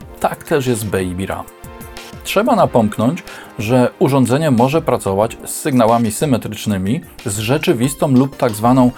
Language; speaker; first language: Polish; native; Polish